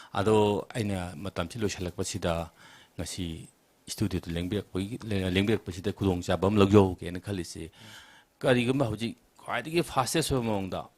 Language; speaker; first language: Manipuri; native; Manipuri